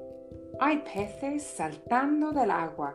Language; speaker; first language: Spanish; non-native, fluent; English